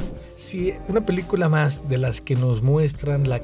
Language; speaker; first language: Spanish; native; Spanish